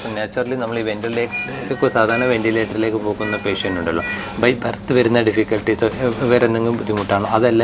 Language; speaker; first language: Malayalam; native; Malayalam